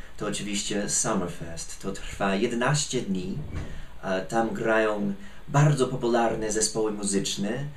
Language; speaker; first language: Polish; non-native, fluent; English